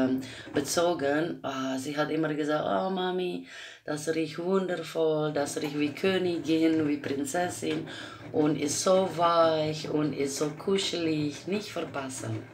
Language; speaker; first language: German; non-native, learner; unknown